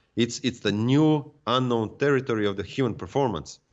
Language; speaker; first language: English; non-native, fluent; Serbian